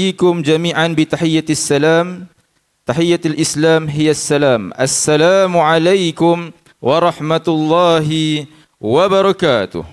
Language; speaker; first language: Arabic; non-native, fluent; Malay